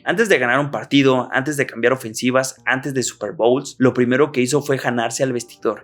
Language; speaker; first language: Spanish; native; Spanish